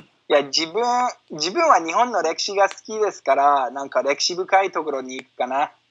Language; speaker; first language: Japanese; non-native, fluent; English